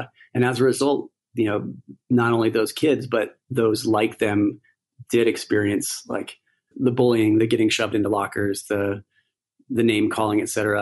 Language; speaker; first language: English; native; English